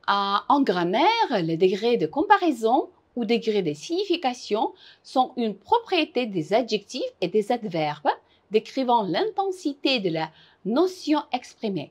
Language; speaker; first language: French; non-native, fluent; Uzbek